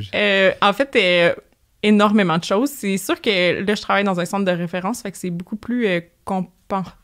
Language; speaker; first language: French; native; French